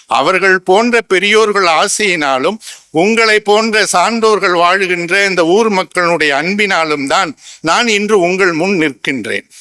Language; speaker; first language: Tamil; native; Tamil